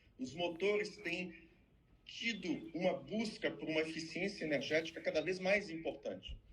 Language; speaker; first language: Portuguese; non-native, fluent; French